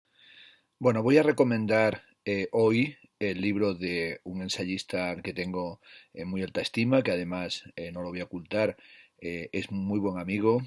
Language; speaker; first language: Spanish; native; Spanish